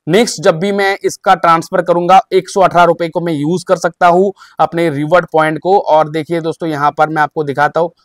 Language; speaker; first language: Hindi; native; Hindi